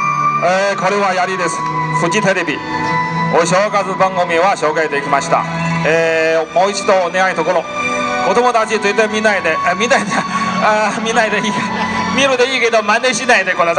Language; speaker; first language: Japanese; non-native, learner; Chinese